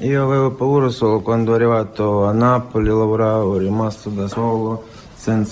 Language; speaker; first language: Italian; non-native, learner; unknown